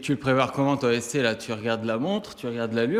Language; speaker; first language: French; native; French